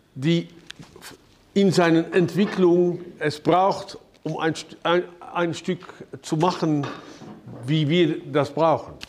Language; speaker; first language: German; non-native, fluent; Dutch